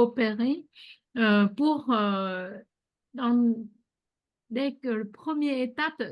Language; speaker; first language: French; non-native, fluent; Vietnamese